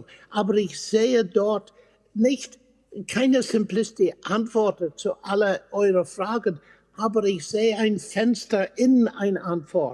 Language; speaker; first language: German; non-native, fluent; English